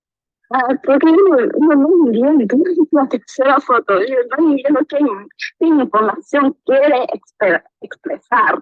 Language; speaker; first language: Spanish; non-native, learner; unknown